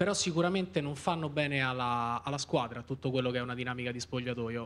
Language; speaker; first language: Italian; native; Italian